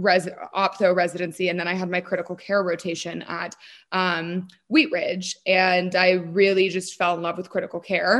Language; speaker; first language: English; native; English